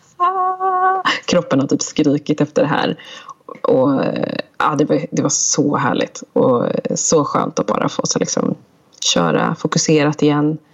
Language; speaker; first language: Swedish; early bilingual, other home language; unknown